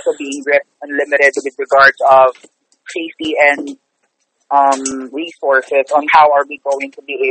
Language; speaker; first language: English; non-native, local second language; Filipino